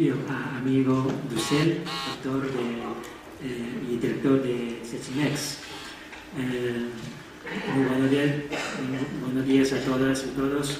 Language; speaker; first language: Spanish; non-native, fluent; Chinese